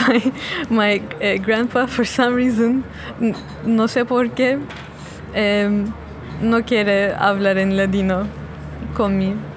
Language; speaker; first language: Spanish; non-native, fluent; Turkish